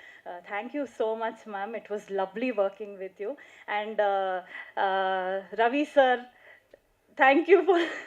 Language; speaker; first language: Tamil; non-native, learner; Kannada